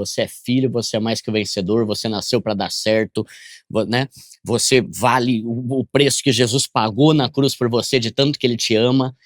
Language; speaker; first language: Portuguese; native; Portuguese